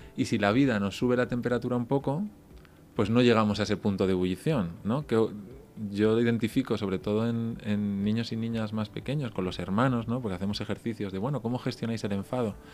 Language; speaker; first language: Spanish; native; Spanish